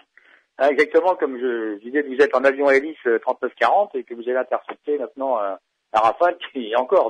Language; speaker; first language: French; native; French